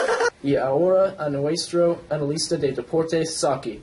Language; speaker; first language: Spanish; non-native, learner; English